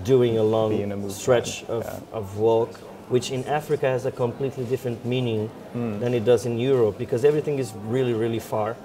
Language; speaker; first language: English; non-native, fluent; Portuguese